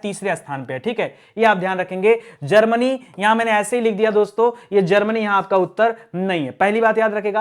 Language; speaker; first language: Hindi; native; Hindi